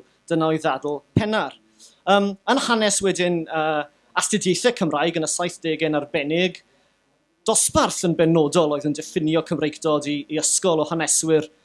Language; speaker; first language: Welsh; native; Welsh